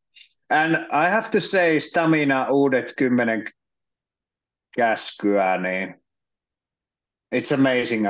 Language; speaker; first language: English; non-native, learner; Finnish